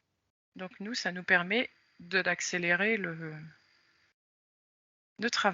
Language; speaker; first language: French; native; French